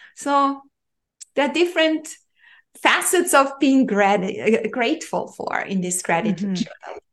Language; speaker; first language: English; non-native, fluent; German